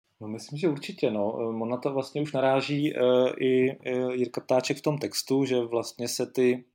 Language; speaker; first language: Czech; native; Czech